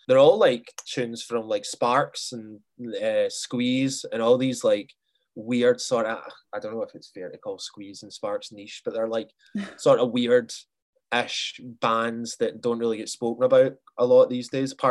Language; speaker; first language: English; native; English